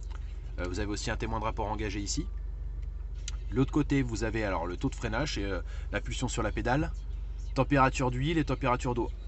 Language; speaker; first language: French; native; French